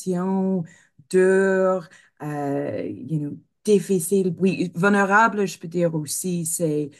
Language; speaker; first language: French; non-native, fluent; English